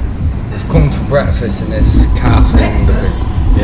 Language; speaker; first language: English; native; English